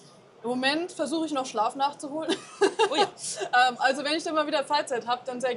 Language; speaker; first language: German; native; German